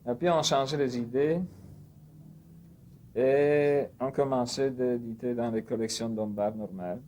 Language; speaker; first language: French; non-native, fluent; Polish